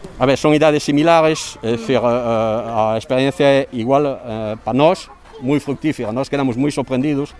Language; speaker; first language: Galician; non-native, fluent; French